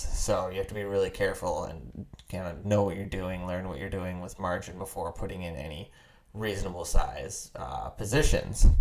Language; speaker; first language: English; native; English